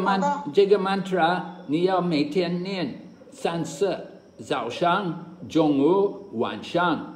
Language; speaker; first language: Chinese; non-native, fluent; English